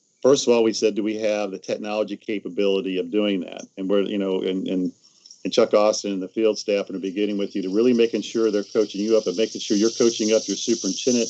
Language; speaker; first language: English; native; English